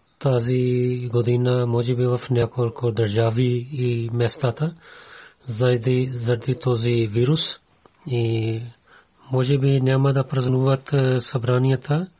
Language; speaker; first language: Bulgarian; non-native, learner; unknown